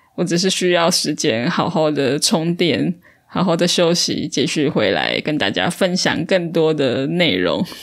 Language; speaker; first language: Chinese; native; Chinese